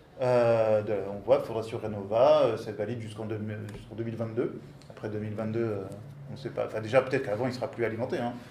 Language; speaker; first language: French; native; French